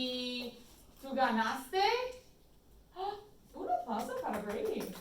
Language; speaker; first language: Spanish; non-native, fluent; English